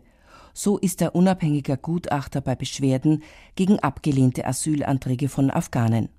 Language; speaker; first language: German; native; German